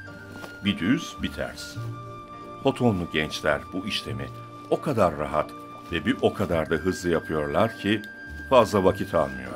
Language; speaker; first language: Turkish; native; Turkish